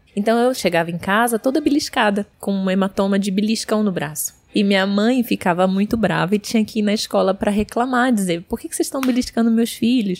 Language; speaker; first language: Portuguese; early bilingual, heritage; Portuguese